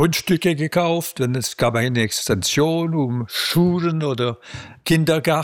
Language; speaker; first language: German; non-native, local second language; French